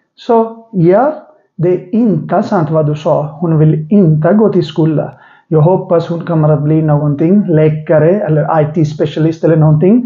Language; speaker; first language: Swedish; non-native, learner; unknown